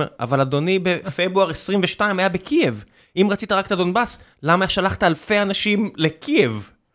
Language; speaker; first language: Hebrew; native; Hebrew